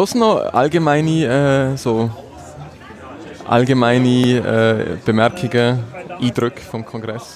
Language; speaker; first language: German; native; German